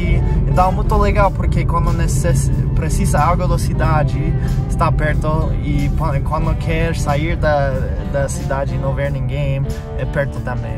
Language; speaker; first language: Portuguese; non-native, fluent; English